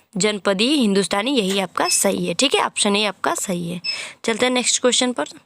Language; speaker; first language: Hindi; native; Hindi